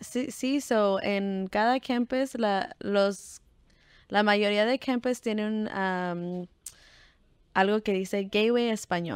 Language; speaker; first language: Spanish; early bilingual, heritage; Spanish